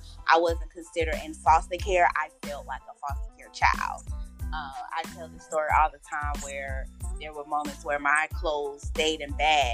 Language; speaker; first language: English; native; English